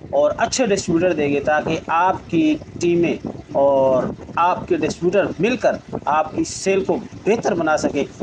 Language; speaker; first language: Urdu; native; Urdu